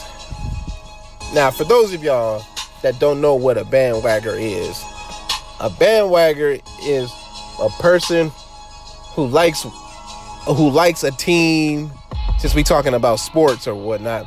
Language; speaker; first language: English; native; English